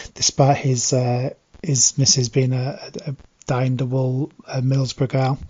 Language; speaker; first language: English; native; English